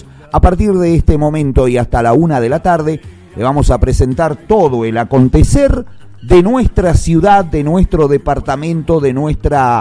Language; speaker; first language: Spanish; native; Spanish